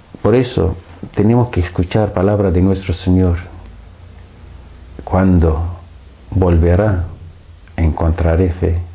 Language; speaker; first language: Spanish; non-native, fluent; Arabic